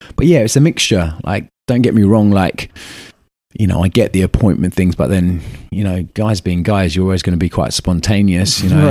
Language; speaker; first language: English; native; English